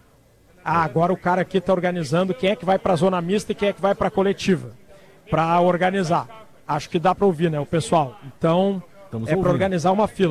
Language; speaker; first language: Portuguese; native; Portuguese